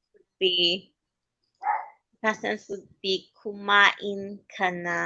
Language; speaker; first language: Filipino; non-native, fluent; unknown